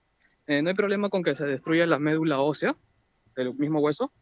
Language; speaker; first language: Spanish; native; Spanish